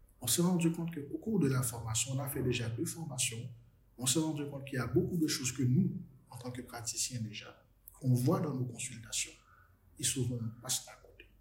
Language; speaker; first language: French; non-native, local second language; Haitian Creole